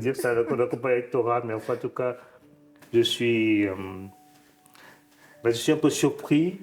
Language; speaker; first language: French; non-native, fluent; Vietnamese